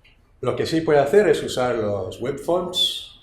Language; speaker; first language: Spanish; non-native, fluent; English